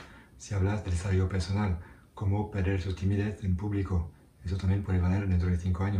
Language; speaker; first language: Spanish; non-native, fluent; French